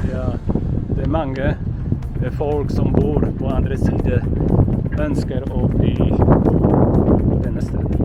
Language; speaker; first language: Swedish; non-native, learner; Polish